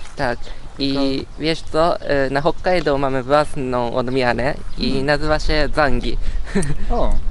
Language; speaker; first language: Polish; non-native, fluent; Japanese